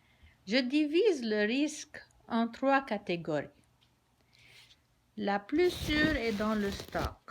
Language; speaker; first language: French; non-native, local second language; Arabic